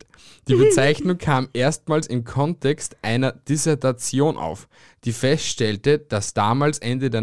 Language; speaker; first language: German; native; German